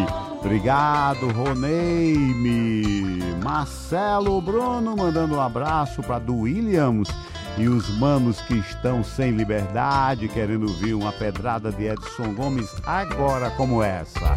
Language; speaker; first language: Portuguese; native; Portuguese